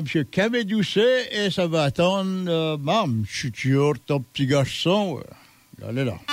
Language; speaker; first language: French; native; French